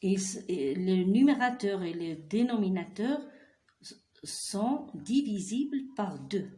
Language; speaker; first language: French; non-native, local second language; Arabic